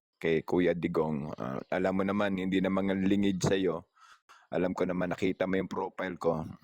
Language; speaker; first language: Filipino; non-native, local second language; Cebuano